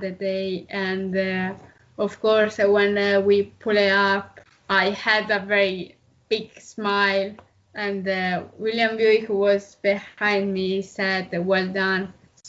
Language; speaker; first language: English; non-native, learner; Italian